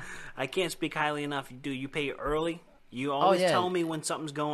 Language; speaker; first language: English; native; English